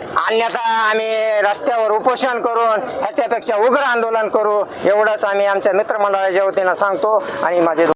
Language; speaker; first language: Marathi; native; Marathi